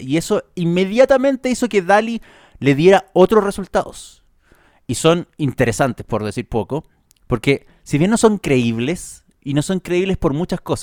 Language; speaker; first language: Spanish; native; Spanish